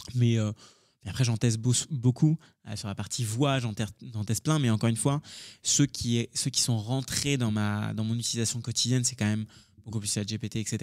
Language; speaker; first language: French; early bilingual, other home language; Hindi